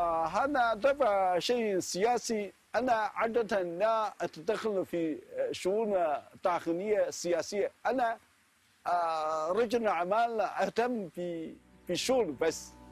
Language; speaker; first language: Arabic; non-native, fluent; Chinese